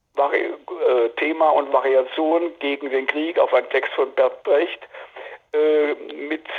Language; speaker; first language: German; native; German